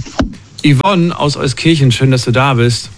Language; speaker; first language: German; native; German